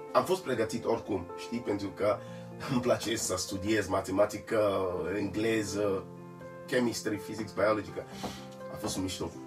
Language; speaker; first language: Romanian; non-native, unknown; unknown